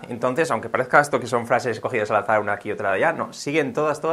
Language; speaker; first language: Spanish; native; Spanish